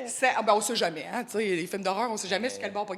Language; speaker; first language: French; native; French